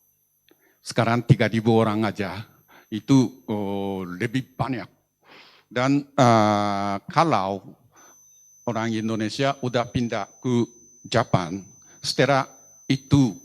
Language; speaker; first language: Indonesian; non-native, learner; Japanese